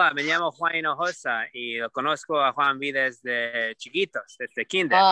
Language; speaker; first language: Spanish; early bilingual, heritage; Spanish